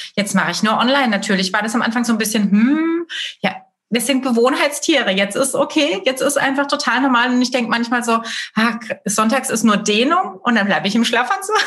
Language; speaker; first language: German; native; German